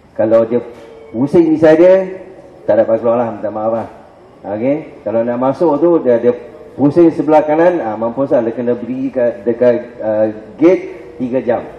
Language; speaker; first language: Malay; non-native, local second language; Min Nan Chinese